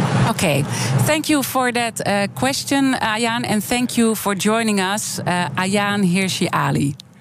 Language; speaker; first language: English; non-native, fluent; Dutch